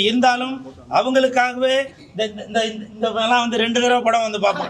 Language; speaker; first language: Tamil; native; Tamil